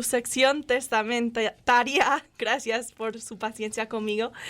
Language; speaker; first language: Spanish; non-native, fluent; English